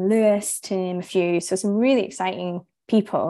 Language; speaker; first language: English; native; English